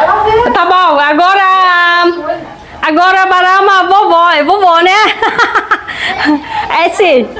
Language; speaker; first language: Portuguese; non-native, learner; Vietnamese